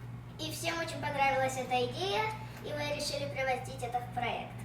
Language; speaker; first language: Russian; early bilingual, heritage; Russian